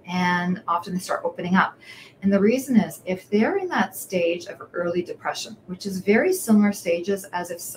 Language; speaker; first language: English; native; English